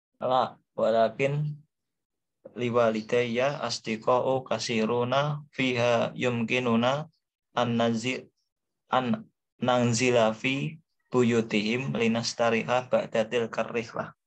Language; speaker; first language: Arabic; non-native, learner; Indonesian